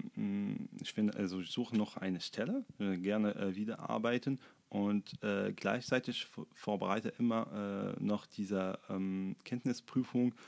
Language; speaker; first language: German; non-native, fluent; Arabic